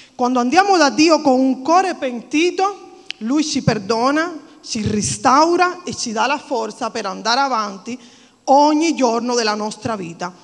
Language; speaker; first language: Italian; non-native, fluent; Spanish